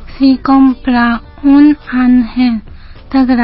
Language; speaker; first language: Catalan; non-native, learner; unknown